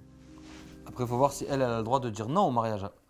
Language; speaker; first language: French; native; French